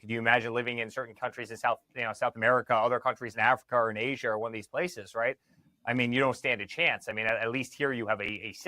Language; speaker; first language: English; native; English